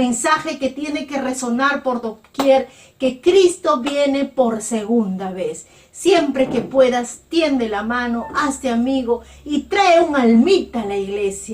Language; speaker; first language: Spanish; native; Spanish